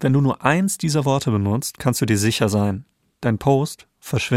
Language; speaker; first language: German; native; German